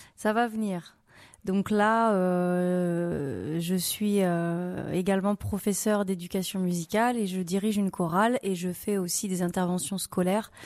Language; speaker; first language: French; native; French